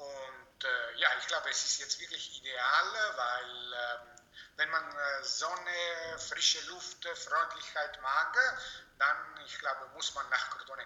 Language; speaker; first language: German; non-native, fluent; Italian